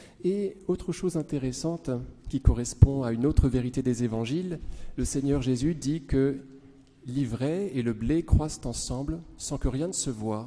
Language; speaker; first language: French; native; French